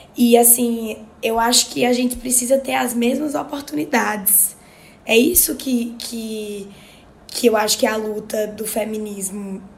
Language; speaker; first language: Portuguese; native; Portuguese